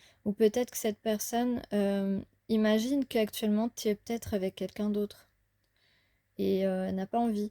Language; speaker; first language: French; native; French